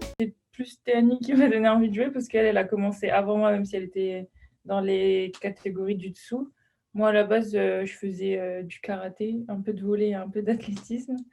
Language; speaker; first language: French; non-native, local second language; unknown